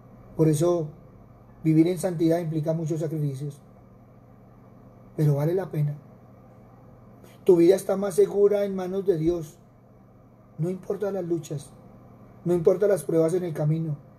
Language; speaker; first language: Spanish; native; Spanish